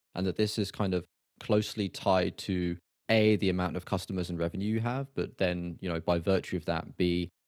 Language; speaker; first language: English; native; English